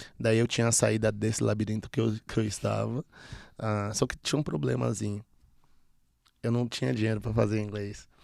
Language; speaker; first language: Portuguese; native; Portuguese